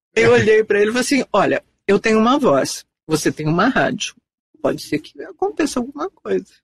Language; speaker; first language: Portuguese; native; Portuguese